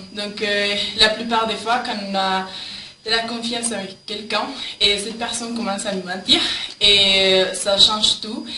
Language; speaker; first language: French; non-native, learner; Spanish